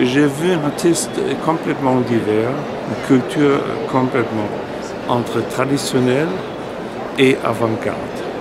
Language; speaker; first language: French; non-native, fluent; German